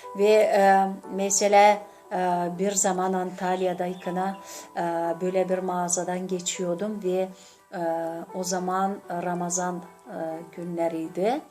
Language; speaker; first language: Turkish; non-native, learner; Gagauz